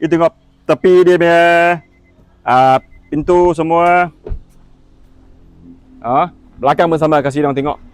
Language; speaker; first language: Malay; non-native, local second language; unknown